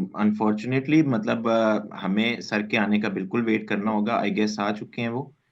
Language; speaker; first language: Urdu; native; Urdu